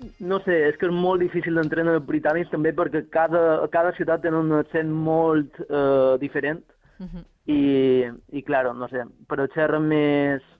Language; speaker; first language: Catalan; native; Catalan